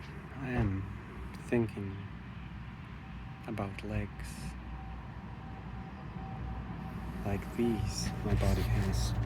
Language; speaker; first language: English; non-native, fluent; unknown